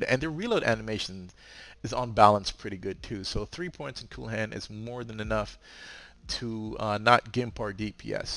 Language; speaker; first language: English; native; English